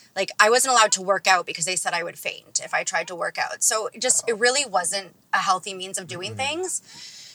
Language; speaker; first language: English; native; English